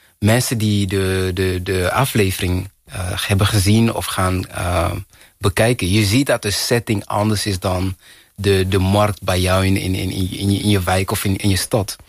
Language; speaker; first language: Dutch; early bilingual, other home language; Kinyarwanda